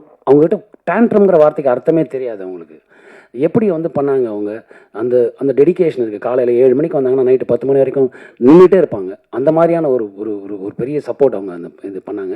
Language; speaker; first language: Tamil; native; Tamil